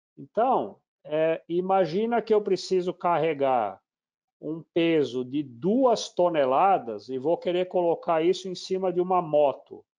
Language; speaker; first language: Portuguese; native; Portuguese